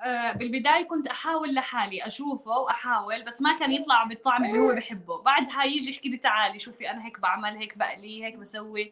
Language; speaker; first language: Arabic; native; Arabic